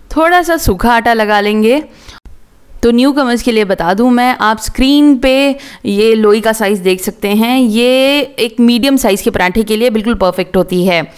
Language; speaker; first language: Hindi; native; Hindi